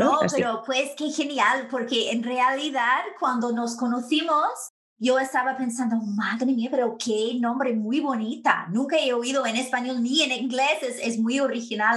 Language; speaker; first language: Spanish; non-native, fluent; English